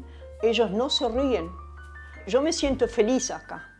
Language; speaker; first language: Spanish; early bilingual, other home language; German